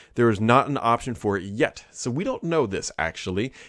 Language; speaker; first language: English; native; English